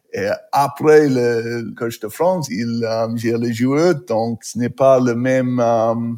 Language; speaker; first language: French; non-native, learner; English